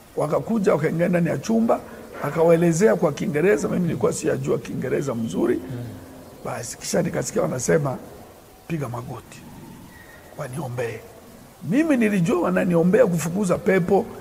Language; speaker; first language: Swahili; native; Swahili